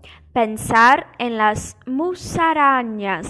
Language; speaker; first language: Spanish; non-native, fluent; Portuguese